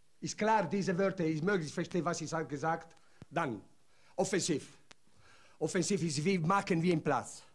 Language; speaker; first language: German; non-native, learner; Italian